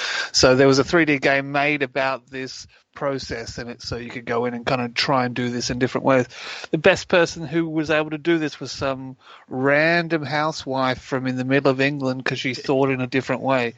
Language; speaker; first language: English; native; English